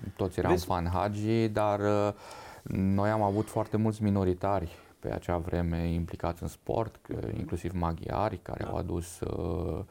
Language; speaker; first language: Romanian; non-native, local second language; Hungarian